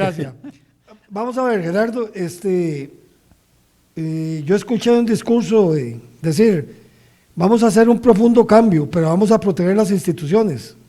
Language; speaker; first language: Spanish; native; Spanish